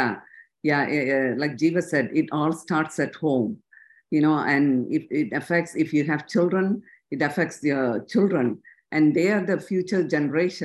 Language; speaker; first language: English; non-native, local second language; Tamil